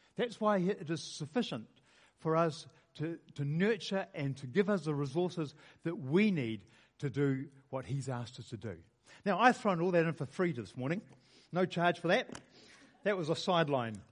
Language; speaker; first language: English; native; English